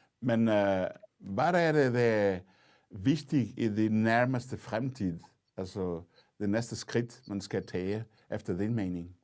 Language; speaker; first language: Danish; non-native, fluent; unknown